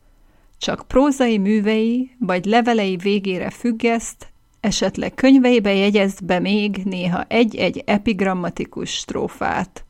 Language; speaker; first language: Hungarian; native; Hungarian